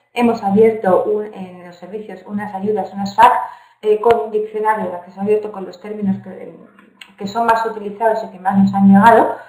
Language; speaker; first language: Spanish; native; Spanish